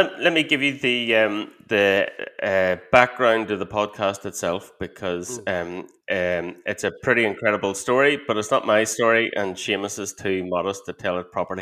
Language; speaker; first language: English; native; English